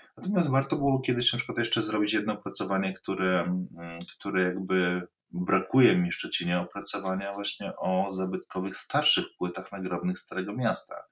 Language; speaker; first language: Polish; native; Polish